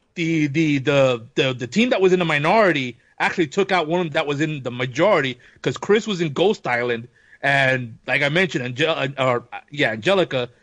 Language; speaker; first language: English; native; English